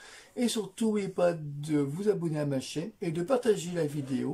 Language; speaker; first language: French; native; French